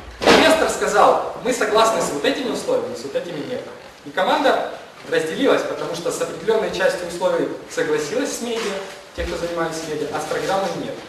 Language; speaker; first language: Russian; non-native, local second language; Ukrainian